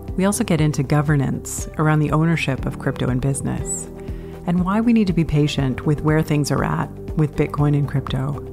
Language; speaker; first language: English; native; English